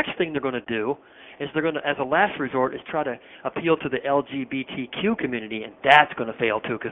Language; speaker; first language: English; native; English